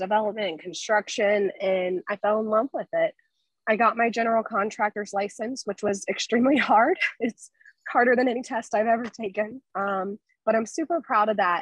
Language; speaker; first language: English; native; English